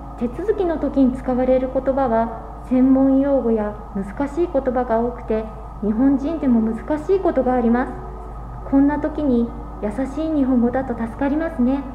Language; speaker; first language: Japanese; native; Japanese